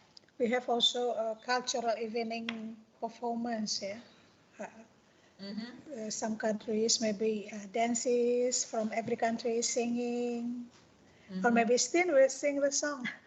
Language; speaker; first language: English; non-native, fluent; Indonesian